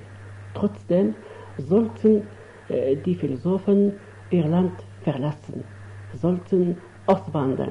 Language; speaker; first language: German; non-native, fluent; Arabic